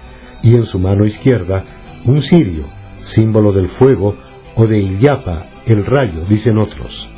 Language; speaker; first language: Spanish; native; Spanish